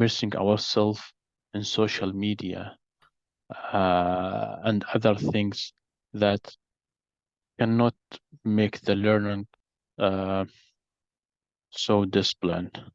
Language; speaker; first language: English; non-native, learner; Arabic